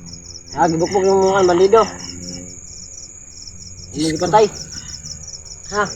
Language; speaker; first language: Filipino; non-native, local second language; Cebuano